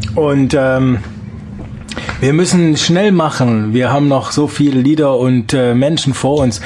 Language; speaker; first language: German; native; German